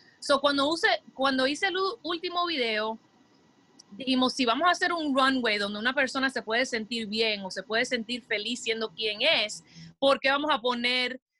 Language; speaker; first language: Spanish; early bilingual, heritage; Spanish